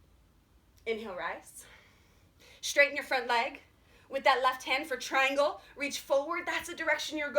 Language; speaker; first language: English; native; English